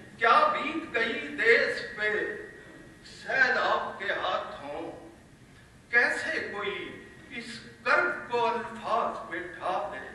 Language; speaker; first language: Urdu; non-native, local second language; Punjabi